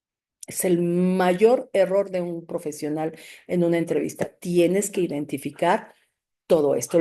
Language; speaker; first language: Spanish; native; Spanish